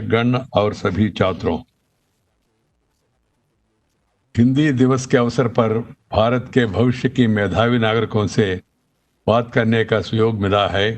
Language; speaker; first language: Hindi; non-native, local second language; Telugu